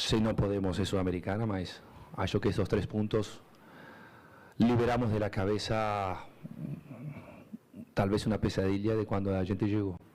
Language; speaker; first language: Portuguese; non-native, learner; Spanish